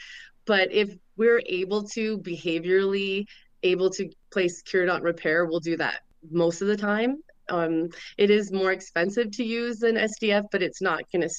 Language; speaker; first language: English; native; English